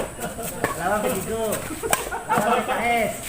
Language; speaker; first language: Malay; non-native, local second language; Minangkabau